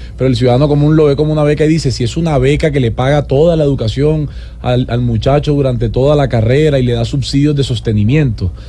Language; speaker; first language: Spanish; native; Spanish